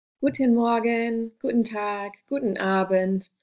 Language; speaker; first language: German; non-native, fluent; English